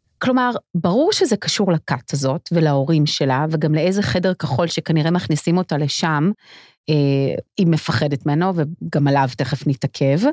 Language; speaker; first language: Hebrew; native; Hebrew